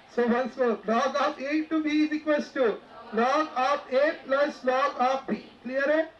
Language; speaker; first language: Hindi; non-native, local second language; Marathi